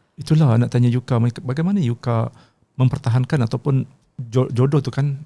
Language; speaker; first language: Malay; native; Malay